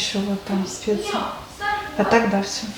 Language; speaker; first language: Russian; native; Russian